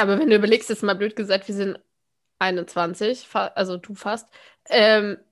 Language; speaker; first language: German; native; German